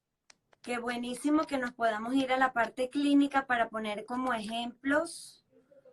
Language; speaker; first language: Spanish; native; Spanish